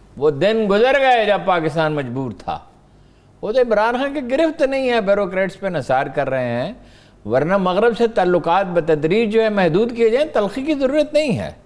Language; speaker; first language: Urdu; native; Urdu